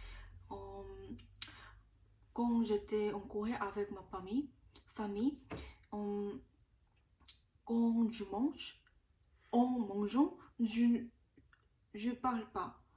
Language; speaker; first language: French; non-native, learner; Korean